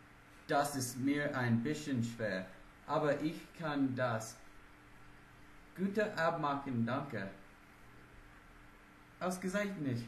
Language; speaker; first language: German; non-native, learner; English